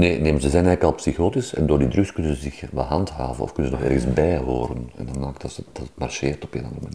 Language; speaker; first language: Dutch; native; Dutch